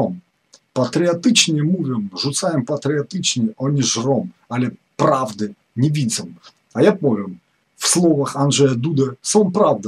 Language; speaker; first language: Polish; non-native, fluent; Ukrainian